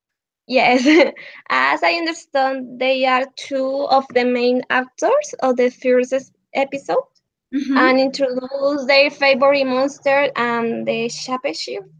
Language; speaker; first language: English; non-native, learner; Spanish